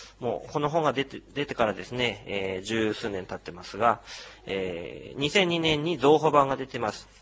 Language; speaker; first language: Japanese; native; Japanese